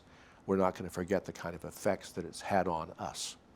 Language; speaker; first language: English; native; English